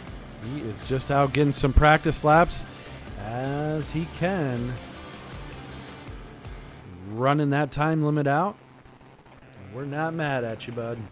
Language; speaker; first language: English; native; English